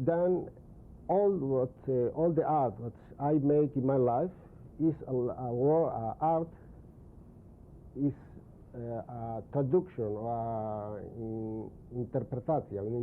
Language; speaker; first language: English; non-native, learner; Spanish